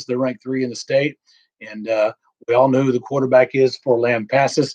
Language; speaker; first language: English; native; English